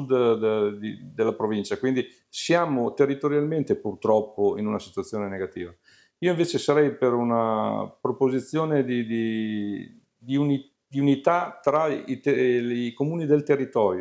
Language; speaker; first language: Italian; native; Italian